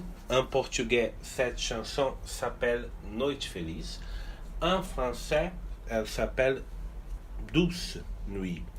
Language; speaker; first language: French; non-native, fluent; Portuguese